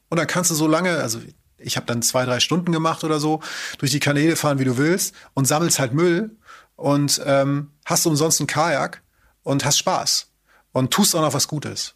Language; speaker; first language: German; native; German